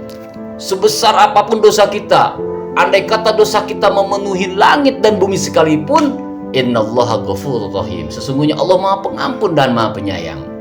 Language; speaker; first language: Indonesian; native; Indonesian